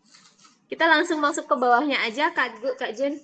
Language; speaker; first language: Indonesian; native; Indonesian